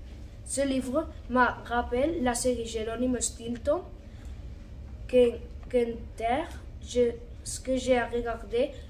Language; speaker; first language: French; non-native, learner; Catalan